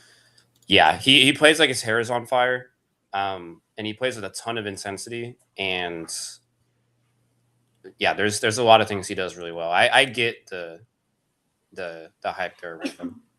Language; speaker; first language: English; native; English